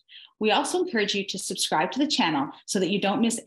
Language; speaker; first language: English; native; English